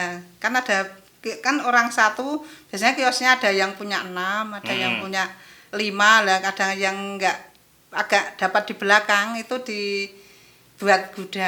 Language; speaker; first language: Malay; non-native, local second language; Javanese